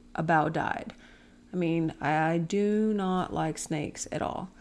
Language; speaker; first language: English; native; English